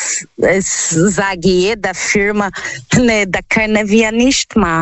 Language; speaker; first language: German; non-native, learner; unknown